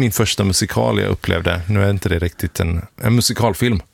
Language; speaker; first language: Swedish; native; Swedish